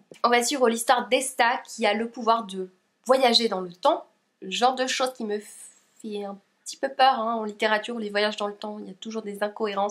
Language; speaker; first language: French; native; French